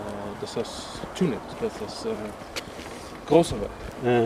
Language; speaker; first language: German; non-native, learner; Dutch